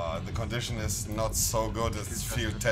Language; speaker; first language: English; non-native, fluent; German